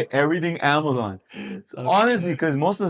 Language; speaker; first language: English; native; English